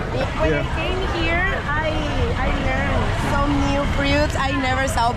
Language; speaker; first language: English; non-native, learner; Spanish